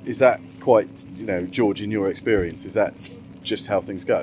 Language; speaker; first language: English; native; English